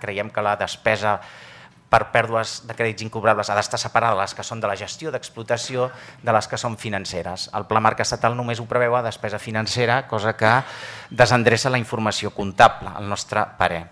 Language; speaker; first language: Catalan; native; Catalan